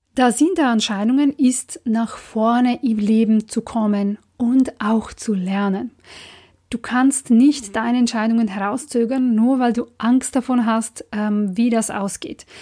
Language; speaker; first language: German; non-native, fluent; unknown